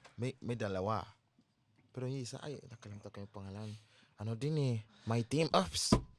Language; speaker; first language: Filipino; non-native, fluent; Yoruba